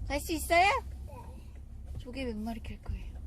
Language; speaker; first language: Korean; native; Korean